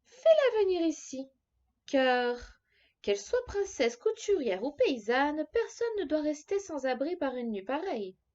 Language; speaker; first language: French; native; French